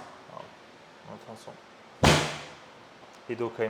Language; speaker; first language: Chinese; non-native, learner; English